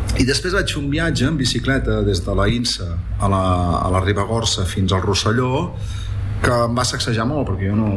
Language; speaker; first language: Catalan; non-native, local second language; Spanish